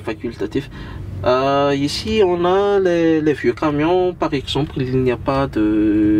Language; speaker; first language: French; non-native, local second language; Malagasy